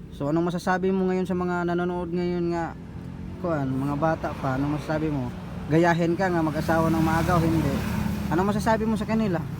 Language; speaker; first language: Filipino; non-native, local second language; Cebuano